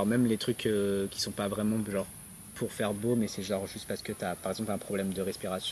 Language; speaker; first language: French; native; French